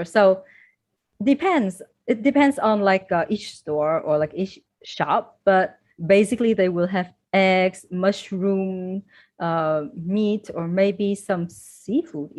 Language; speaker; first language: English; non-native, fluent; Vietnamese